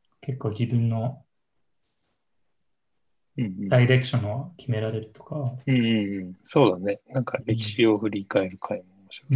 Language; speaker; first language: Japanese; non-native, learner; English